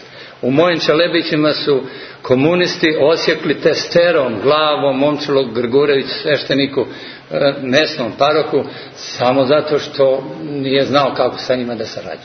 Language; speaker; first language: Serbian; native; Serbian